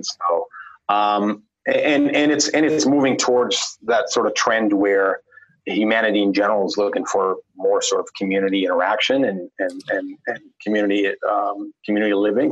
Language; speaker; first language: English; non-native, fluent; Arabic